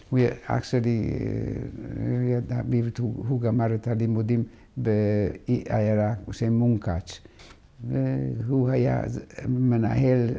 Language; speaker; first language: Hebrew; non-native, fluent; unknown